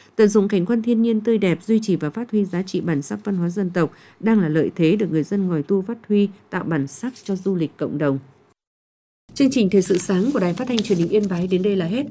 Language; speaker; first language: Vietnamese; native; Vietnamese